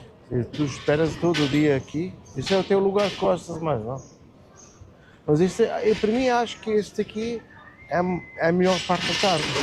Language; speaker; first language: Portuguese; non-native, learner; German